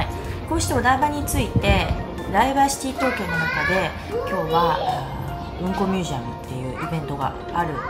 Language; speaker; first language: Japanese; native; Japanese